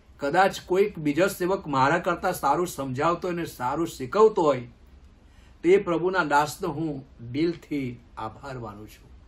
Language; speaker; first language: Gujarati; non-native, local second language; Gamit